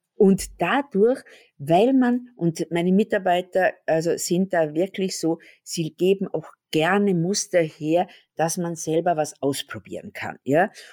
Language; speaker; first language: German; native; German